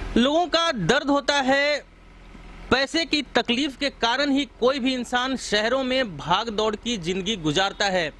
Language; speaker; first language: Hindi; native; Hindi